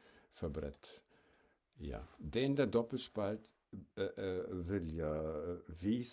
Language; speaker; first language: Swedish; non-native, fluent; German